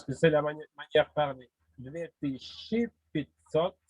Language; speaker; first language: French; non-native, fluent; Russian